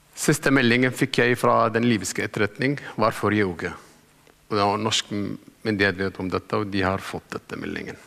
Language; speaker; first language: Norwegian; non-native, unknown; Arabic